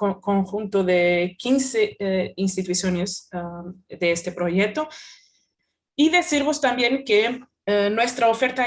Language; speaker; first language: Spanish; non-native, fluent; Portuguese